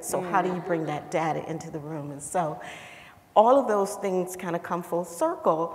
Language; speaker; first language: English; native; English